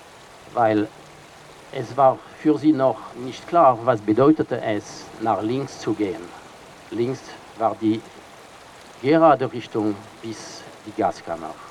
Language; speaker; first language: German; non-native, fluent; French